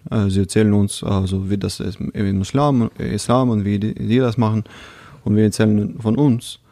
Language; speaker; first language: German; non-native, fluent; Russian